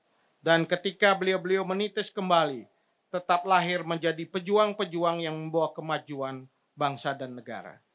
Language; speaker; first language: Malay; non-native, local second language; Balinese